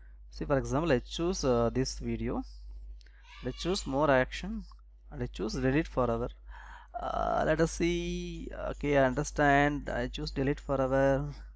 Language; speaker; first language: English; non-native, local second language; Tamil